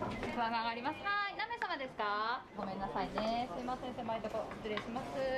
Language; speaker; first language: Japanese; native; Japanese